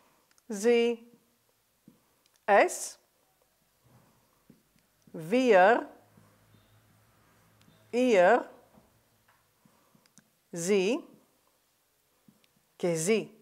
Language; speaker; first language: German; non-native, fluent; Greek